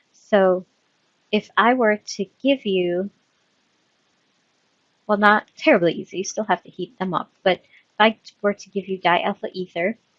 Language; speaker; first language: English; native; English